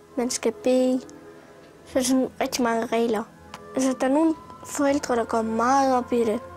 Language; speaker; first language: Danish; early bilingual, other home language; Arabic